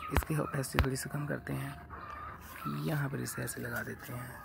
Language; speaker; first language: Urdu; non-native, local second language; Punjabi